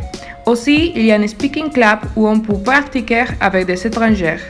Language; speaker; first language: French; non-native, learner; Spanish